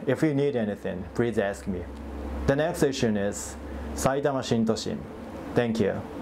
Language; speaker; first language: English; non-native, fluent; Japanese